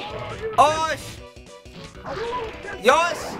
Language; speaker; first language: Japanese; native; Japanese